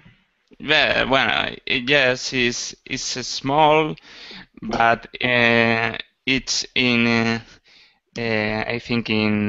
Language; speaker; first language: English; non-native, learner; Spanish